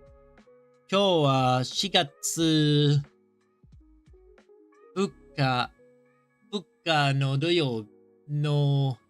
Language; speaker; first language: Japanese; non-native, learner; English